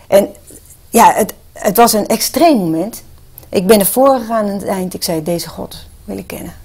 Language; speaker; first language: Dutch; native; Dutch